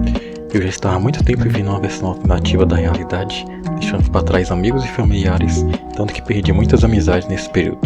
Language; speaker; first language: Portuguese; native; Portuguese